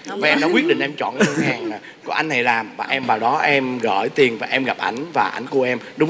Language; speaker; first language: Vietnamese; native; Vietnamese